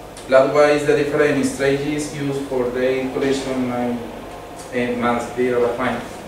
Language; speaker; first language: English; non-native, learner; Spanish